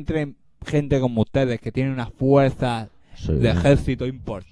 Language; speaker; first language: Spanish; native; Spanish